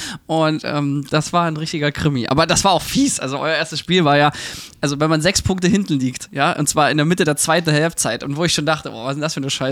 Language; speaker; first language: German; native; German